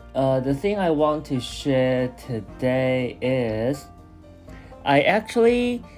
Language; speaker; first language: English; non-native, fluent; Chinese